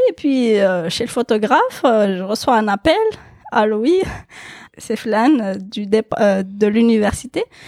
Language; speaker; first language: French; non-native, local second language; Kabyle